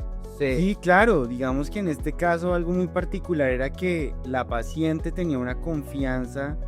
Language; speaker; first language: Spanish; native; Spanish